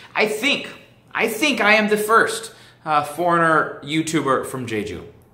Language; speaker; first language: English; native; English